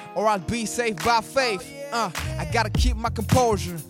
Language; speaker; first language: French; native; French